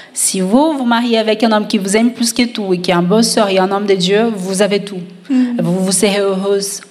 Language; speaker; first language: French; non-native, fluent; Portuguese